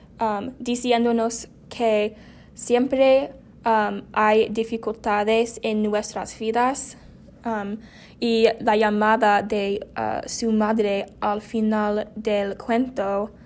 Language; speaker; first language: Spanish; non-native, learner; English